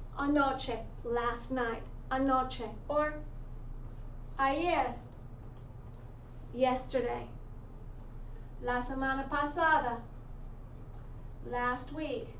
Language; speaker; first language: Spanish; non-native, fluent; English